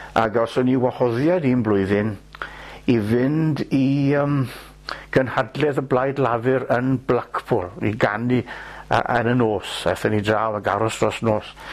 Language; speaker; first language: Welsh; native; Welsh